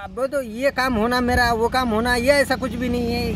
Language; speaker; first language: Hindi; non-native, local second language; Marathi